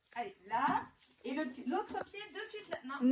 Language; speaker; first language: French; native; French